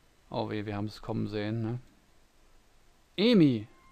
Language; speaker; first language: German; native; German